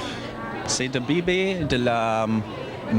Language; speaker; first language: French; non-native, learner; English